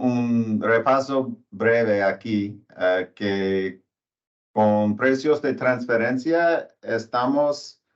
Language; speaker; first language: Spanish; non-native, learner; English